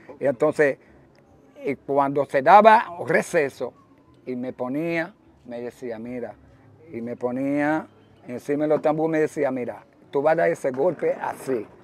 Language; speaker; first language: Spanish; early bilingual, other home language; Haitian Creole